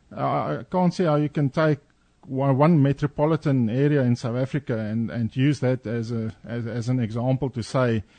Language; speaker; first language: English; non-native, local second language; Afrikaans